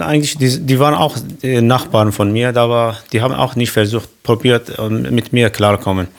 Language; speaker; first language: German; non-native, learner; Arabic